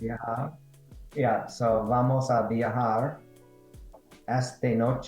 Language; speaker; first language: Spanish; non-native, learner; English